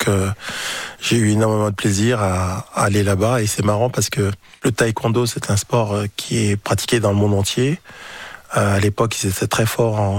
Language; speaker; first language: French; native; French